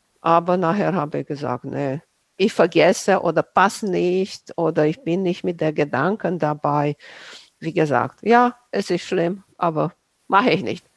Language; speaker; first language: German; non-native, fluent; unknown